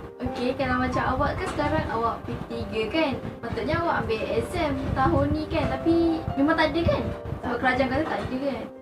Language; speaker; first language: Malay; native; Malay